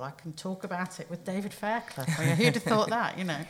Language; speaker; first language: English; native; English